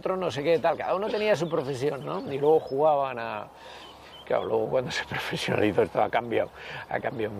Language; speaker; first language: Spanish; native; Spanish